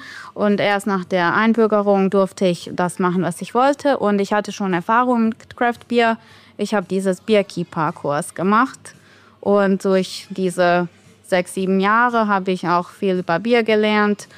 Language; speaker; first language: German; non-native, fluent; Bosnian